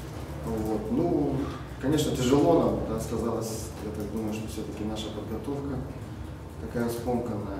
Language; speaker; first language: Russian; native; Russian